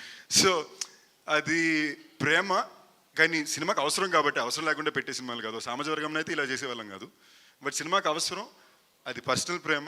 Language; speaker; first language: Telugu; native; Telugu